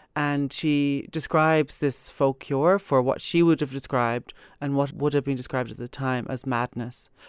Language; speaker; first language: English; native; English